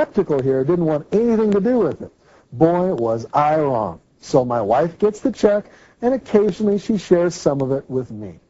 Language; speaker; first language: English; native; English